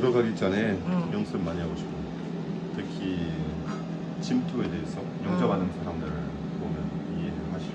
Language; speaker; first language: Korean; non-native, learner; French